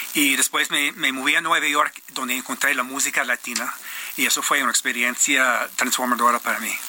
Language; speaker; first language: Spanish; non-native, fluent; English